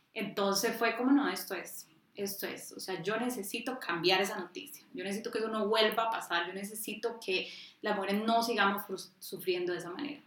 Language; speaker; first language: Spanish; native; Spanish